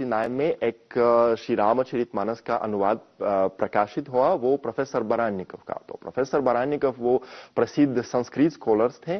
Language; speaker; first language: Hindi; non-native, fluent; Russian